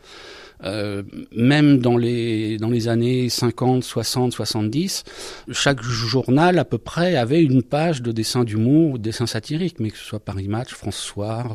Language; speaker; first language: French; native; French